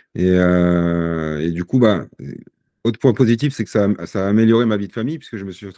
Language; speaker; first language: French; native; French